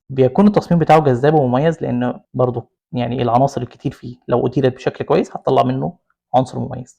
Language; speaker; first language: Arabic; native; Arabic